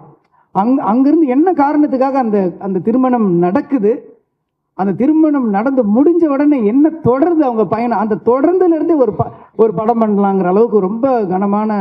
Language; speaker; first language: Tamil; native; Tamil